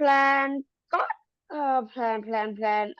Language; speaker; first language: English; non-native, learner; Thai